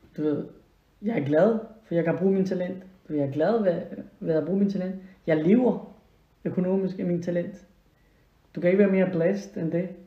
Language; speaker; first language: Danish; non-native, fluent; Spanish